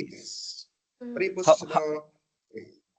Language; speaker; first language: English; non-native, fluent; Indonesian